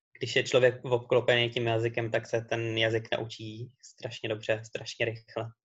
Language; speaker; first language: Czech; native; Czech